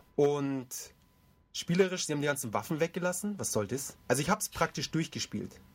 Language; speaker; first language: German; early bilingual, other home language; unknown